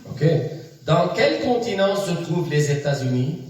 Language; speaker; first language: French; non-native, local second language; Arabic